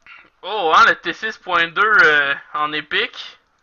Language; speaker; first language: French; native; French